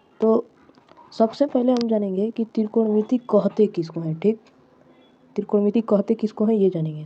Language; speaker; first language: Hindi; native; Hindi